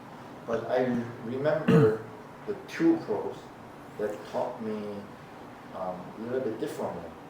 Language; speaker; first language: English; non-native, fluent; Korean